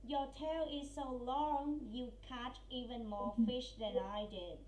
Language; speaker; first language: English; non-native, fluent; Vietnamese